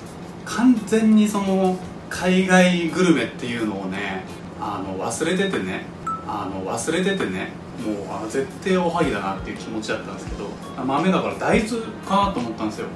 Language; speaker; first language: Japanese; native; Japanese